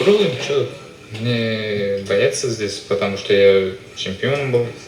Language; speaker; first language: Russian; non-native, local second language; Uzbek